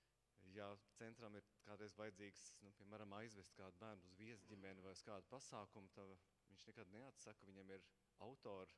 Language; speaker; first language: Latvian; native; Latvian